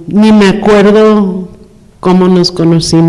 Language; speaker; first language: Spanish; non-native, fluent; English